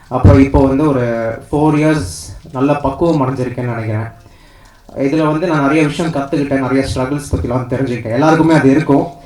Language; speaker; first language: Tamil; native; Tamil